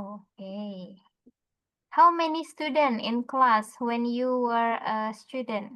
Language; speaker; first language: English; non-native, fluent; Indonesian